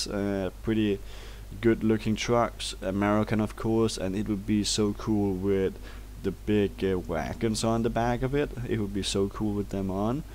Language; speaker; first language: English; non-native, fluent; Danish